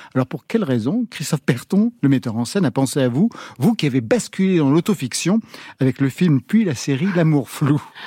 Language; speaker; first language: French; native; French